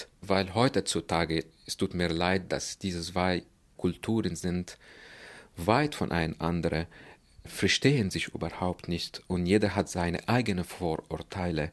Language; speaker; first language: German; non-native, fluent; Arabic